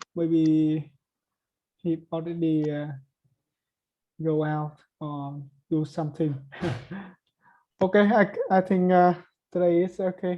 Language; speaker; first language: English; non-native, learner; Vietnamese